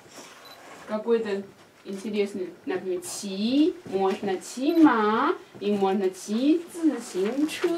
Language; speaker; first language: Russian; non-native, learner; Chinese